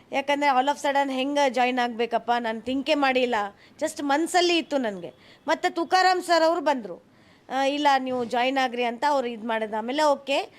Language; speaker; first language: Kannada; non-native, local second language; Hindi